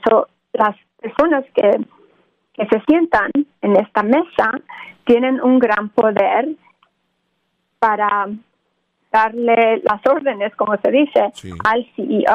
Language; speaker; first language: Spanish; early bilingual, other home language; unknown